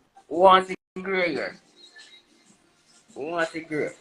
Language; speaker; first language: English; native; English